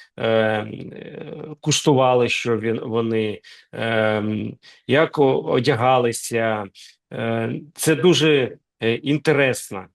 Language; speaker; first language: Ukrainian; non-native, local second language; Russian